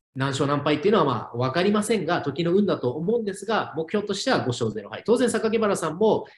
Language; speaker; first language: Japanese; native; Japanese